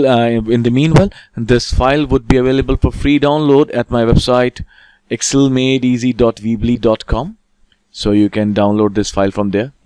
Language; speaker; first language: English; non-native, local second language; Hindi